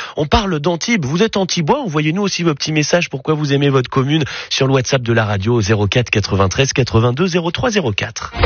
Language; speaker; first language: French; native; French